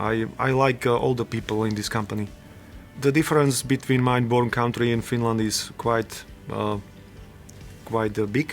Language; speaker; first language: English; non-native, learner; Slovak